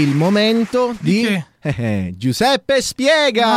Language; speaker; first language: Italian; native; Italian